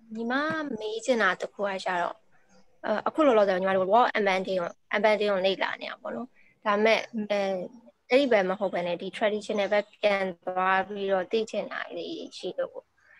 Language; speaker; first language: Burmese; native; Burmese